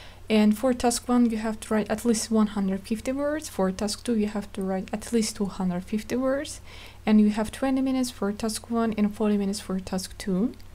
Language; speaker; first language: English; non-native, fluent; Azerbaijani